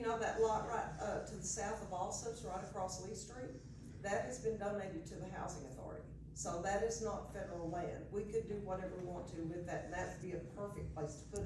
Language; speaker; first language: English; native; English